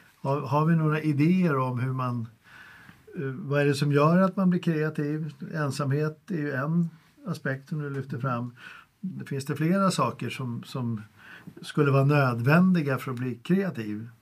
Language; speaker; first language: Swedish; native; Swedish